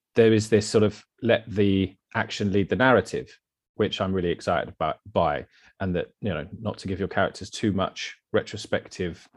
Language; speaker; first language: English; native; English